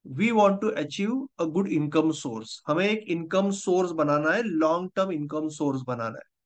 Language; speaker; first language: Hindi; non-native, local second language; Marathi